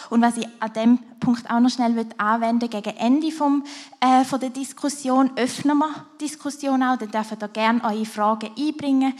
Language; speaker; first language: German; native; German